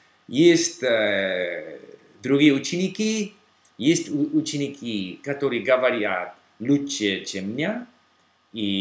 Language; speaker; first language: Russian; non-native, learner; English